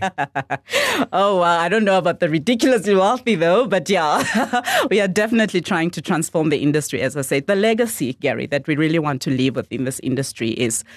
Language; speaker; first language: English; non-native, local second language; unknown